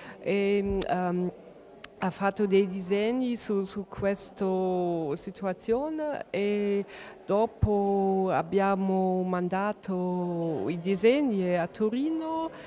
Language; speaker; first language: Italian; non-native, learner; German